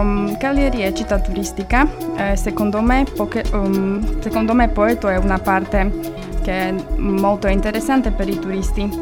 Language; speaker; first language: Italian; non-native, learner; Slovak